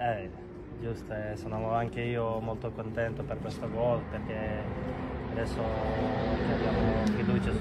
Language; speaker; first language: Italian; non-native, learner; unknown